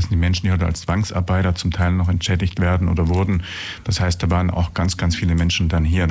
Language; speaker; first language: German; native; German